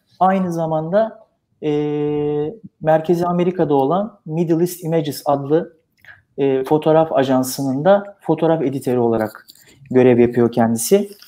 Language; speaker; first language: Turkish; native; Turkish